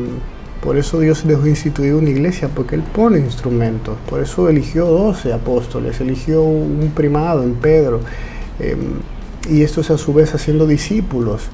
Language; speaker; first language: Spanish; native; Spanish